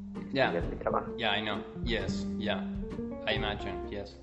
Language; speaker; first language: English; non-native, fluent; Spanish